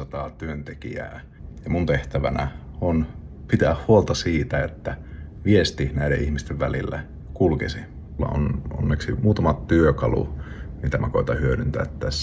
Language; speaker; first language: Finnish; native; Finnish